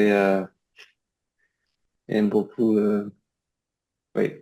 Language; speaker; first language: French; non-native, learner; English